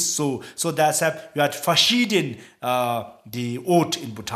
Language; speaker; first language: German; non-native, learner; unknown